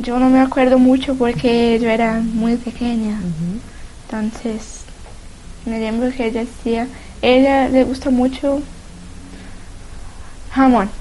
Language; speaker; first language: Spanish; non-native, learner; Portuguese